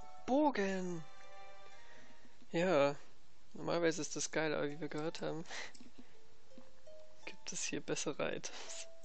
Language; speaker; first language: German; native; German